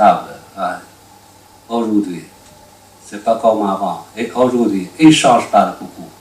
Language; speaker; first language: French; non-native, learner; Chinese